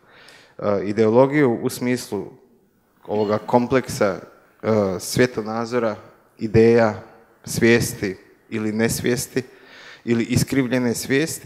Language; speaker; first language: Croatian; native; Croatian